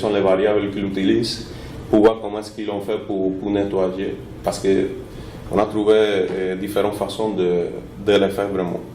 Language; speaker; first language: French; non-native, fluent; Spanish